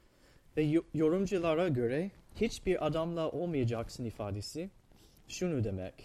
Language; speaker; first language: Turkish; non-native, fluent; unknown